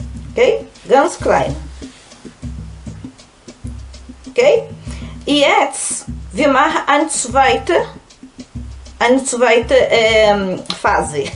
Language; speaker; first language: German; non-native, fluent; Portuguese